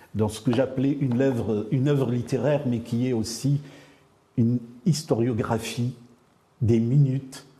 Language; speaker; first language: French; non-native, local second language; Arabic